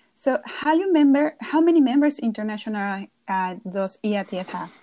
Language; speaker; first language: English; non-native, fluent; Spanish